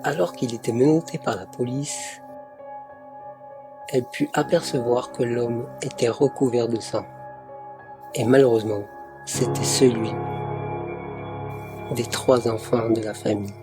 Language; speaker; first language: French; native; French